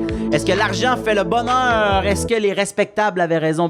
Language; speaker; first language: French; native; French